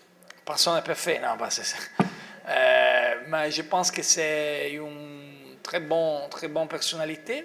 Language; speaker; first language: French; non-native, fluent; Italian